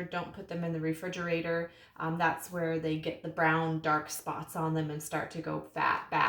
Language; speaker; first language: English; native; English